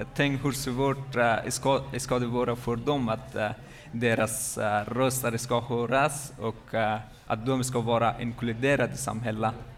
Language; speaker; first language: Swedish; non-native, learner; Persian